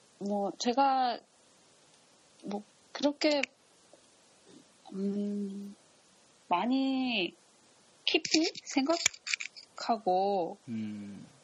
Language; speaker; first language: Korean; non-native, learner; Japanese